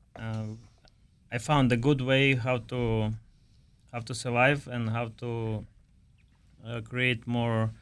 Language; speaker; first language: English; non-native, learner; Ukrainian